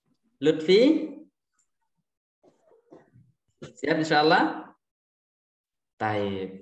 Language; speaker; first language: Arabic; non-native, fluent; Indonesian